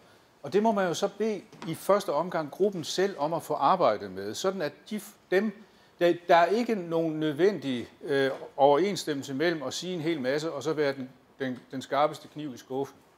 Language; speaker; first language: Danish; native; Danish